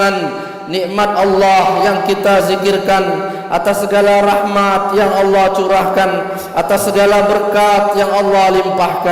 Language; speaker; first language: Indonesian; native; Indonesian